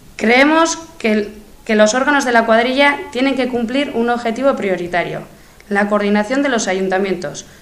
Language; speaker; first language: Spanish; native; Spanish